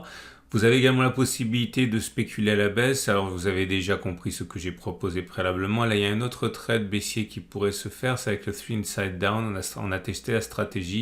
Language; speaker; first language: French; native; French